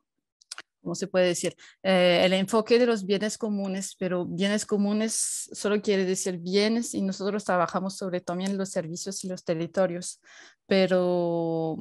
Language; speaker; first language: Spanish; non-native, fluent; French